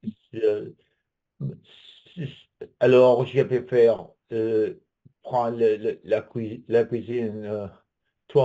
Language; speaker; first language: French; non-native, learner; English